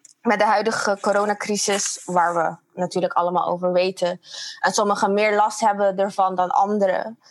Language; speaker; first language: Dutch; non-native, fluent; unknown